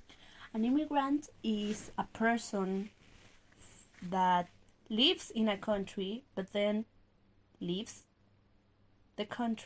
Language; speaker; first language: English; non-native, learner; Spanish